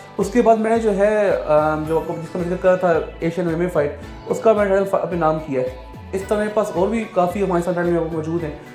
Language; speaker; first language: Urdu; non-native, local second language; Pashto